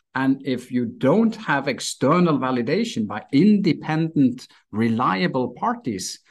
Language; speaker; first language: English; non-native, fluent; Norwegian